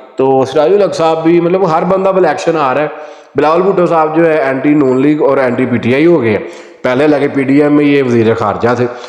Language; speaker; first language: Urdu; non-native, local second language; Punjabi